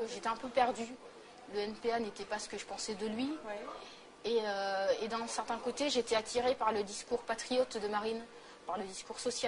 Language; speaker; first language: French; native; French